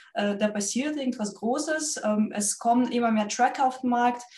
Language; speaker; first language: German; non-native, fluent; Russian